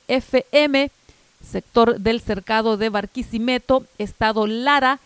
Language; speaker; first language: Spanish; native; Spanish